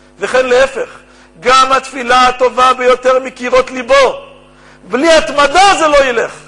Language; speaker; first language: Hebrew; native; Hebrew